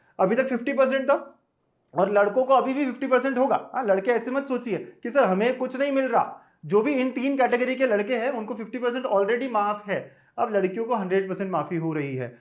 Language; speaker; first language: Hindi; native; Hindi